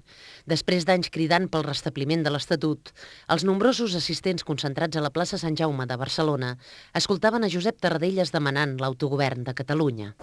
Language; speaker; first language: Catalan; native; Catalan